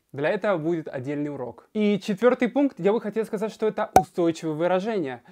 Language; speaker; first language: Russian; non-native, fluent; Spanish